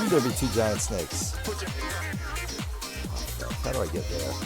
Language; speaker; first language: English; native; English